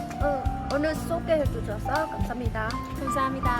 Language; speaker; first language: Korean; non-native, learner; Vietnamese